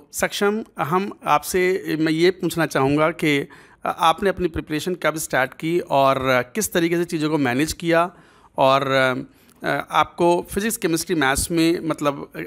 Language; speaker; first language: Hindi; native; Hindi